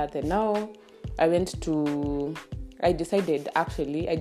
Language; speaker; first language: English; non-native, local second language; Swahili